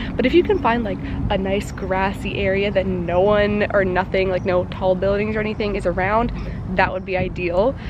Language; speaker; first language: English; native; English